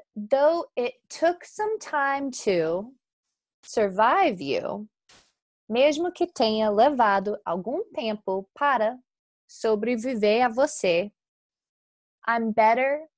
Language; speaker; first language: Portuguese; non-native, fluent; English